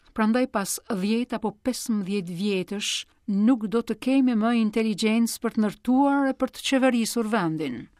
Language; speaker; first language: Albanian; non-native, fluent; Greek